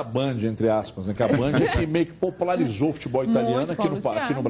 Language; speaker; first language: Portuguese; native; Portuguese